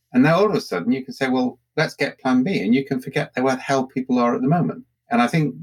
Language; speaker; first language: English; native; English